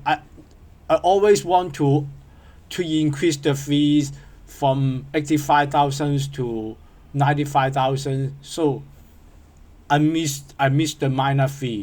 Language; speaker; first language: English; non-native, learner; Cantonese